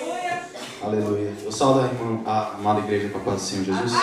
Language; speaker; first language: Portuguese; native; Portuguese